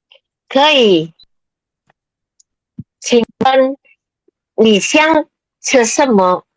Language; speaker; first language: Chinese; non-native, learner; Indonesian